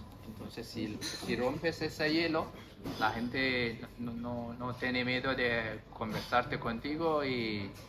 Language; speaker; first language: Spanish; non-native, fluent; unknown